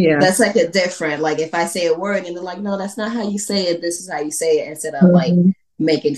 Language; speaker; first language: English; non-native, fluent; Haitian Creole